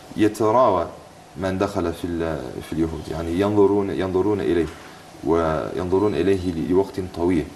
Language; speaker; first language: Arabic; non-native, fluent; English